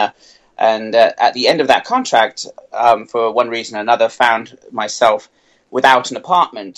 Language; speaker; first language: English; native; English